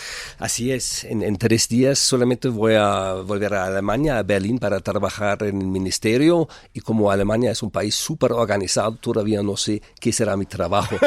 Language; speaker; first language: Spanish; non-native, fluent; German